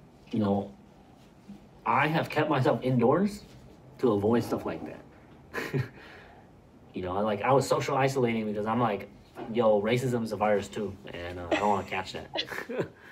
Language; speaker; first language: English; early bilingual, other home language; Vietnamese